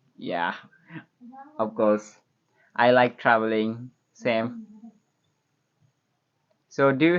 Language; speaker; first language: English; non-native, learner; Bangla